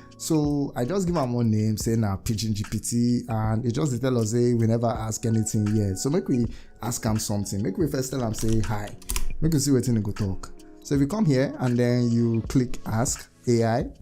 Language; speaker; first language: Nigerian Pidgin; native; Nigerian Pidgin